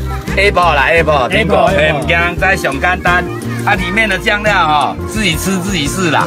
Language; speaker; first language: Chinese; native; Chinese